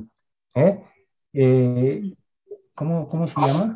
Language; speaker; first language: Spanish; native; Spanish